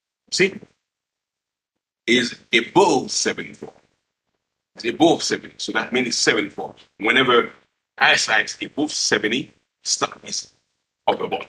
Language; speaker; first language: English; non-native, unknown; Haitian Creole